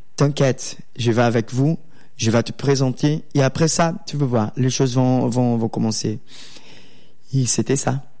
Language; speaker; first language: French; non-native, learner; Portuguese